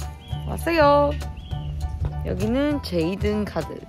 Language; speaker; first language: Korean; non-native, fluent; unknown